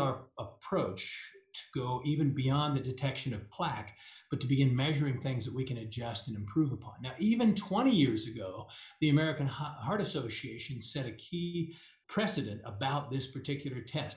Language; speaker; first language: English; native; English